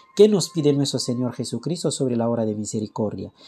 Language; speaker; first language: Spanish; non-native, fluent; French